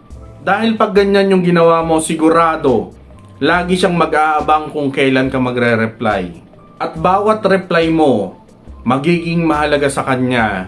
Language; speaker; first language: Filipino; native; Filipino